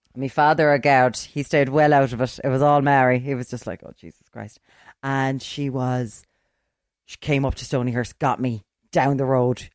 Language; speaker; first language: English; native; English